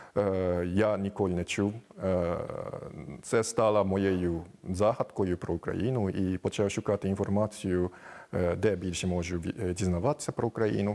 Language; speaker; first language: Ukrainian; non-native, fluent; Japanese